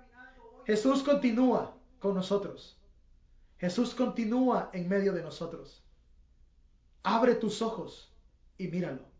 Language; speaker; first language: Spanish; native; Spanish